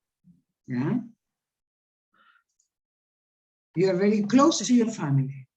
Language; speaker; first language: English; non-native, fluent; Spanish